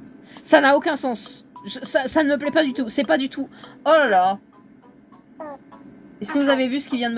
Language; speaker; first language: French; native; French